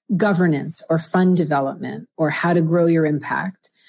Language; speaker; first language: English; native; English